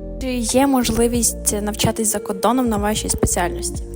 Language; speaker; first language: Ukrainian; native; Ukrainian